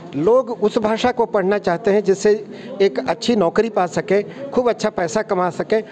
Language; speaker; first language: Hindi; native; Hindi